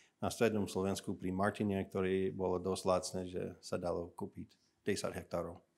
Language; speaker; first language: Slovak; non-native, fluent; English